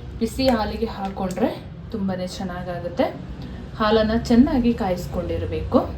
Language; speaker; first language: Kannada; native; Kannada